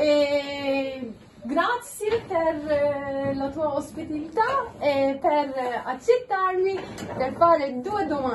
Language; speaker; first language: Italian; non-native, learner; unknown